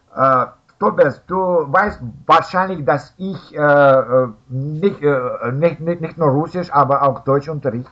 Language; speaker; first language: German; non-native, fluent; Russian